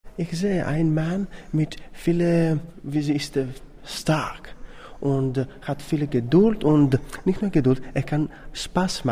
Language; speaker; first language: German; non-native, learner; Greek